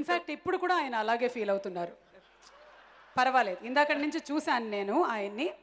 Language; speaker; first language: Telugu; native; Telugu